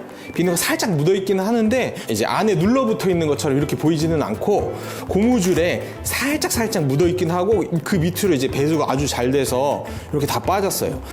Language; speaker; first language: Korean; native; Korean